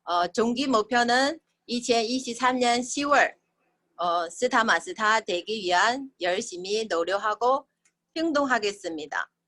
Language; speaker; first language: Korean; non-native, learner; Chinese